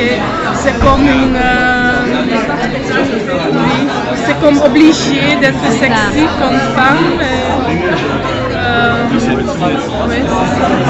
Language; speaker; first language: French; non-native, fluent; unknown